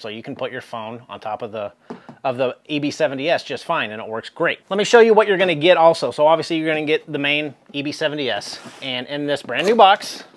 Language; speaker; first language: English; native; English